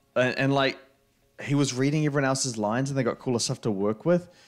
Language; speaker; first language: English; native; English